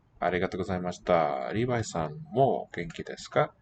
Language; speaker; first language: Japanese; non-native, learner; English